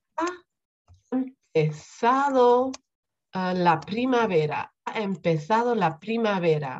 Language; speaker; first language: Spanish; non-native, fluent; Dutch